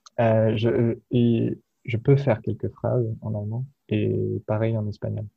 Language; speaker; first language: French; native; French